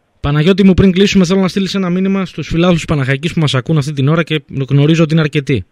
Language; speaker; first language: Greek; native; Greek